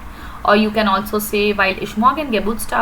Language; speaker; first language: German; non-native, fluent; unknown